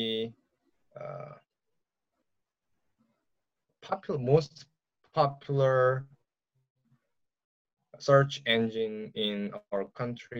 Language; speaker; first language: English; non-native, learner; Korean